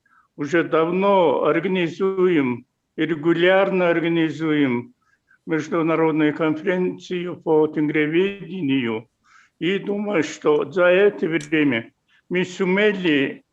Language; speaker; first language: Russian; non-native, fluent; Mongolian